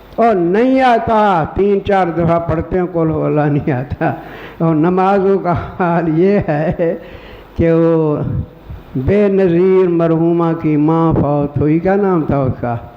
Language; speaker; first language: Urdu; non-native, local second language; Saraiki